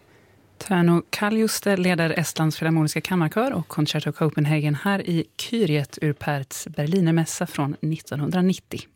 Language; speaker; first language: Swedish; native; Swedish